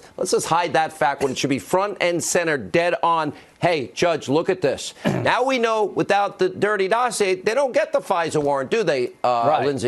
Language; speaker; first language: English; native; English